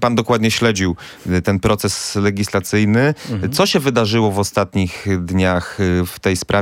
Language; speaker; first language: Polish; native; Polish